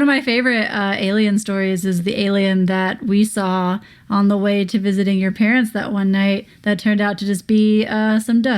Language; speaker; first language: English; native; English